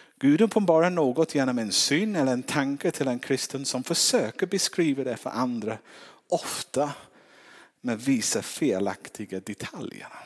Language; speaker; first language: Swedish; non-native, fluent; English